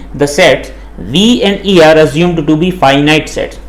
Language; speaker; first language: English; non-native, local second language; Gujarati